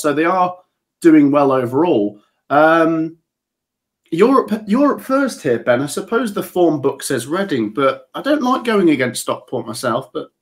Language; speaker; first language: English; native; English